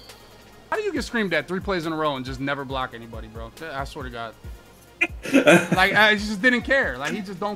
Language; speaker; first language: English; native; English